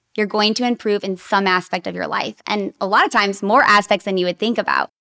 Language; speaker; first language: English; native; English